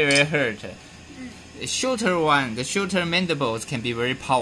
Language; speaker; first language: English; non-native, fluent; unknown